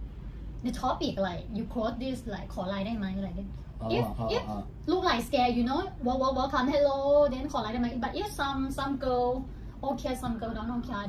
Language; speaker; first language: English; non-native, learner; Thai